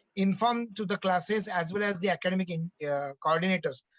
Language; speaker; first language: English; non-native, local second language; Marathi